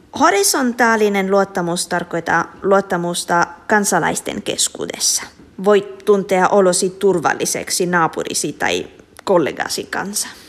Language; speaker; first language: Finnish; non-native, fluent; Italian